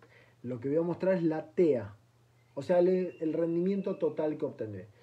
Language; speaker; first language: Spanish; native; Spanish